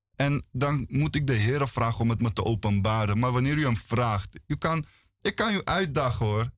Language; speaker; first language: Dutch; early bilingual, other home language; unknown